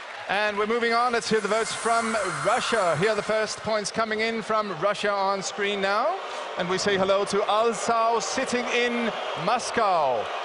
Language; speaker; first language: English; non-native, fluent; Danish